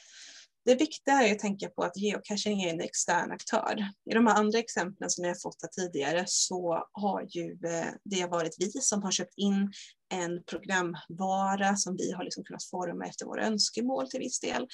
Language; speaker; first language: Swedish; native; Swedish